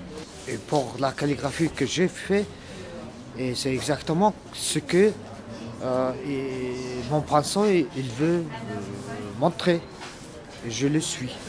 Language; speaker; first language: French; non-native, learner; Mongolian